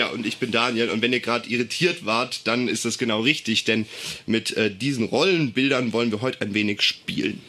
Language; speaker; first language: German; native; German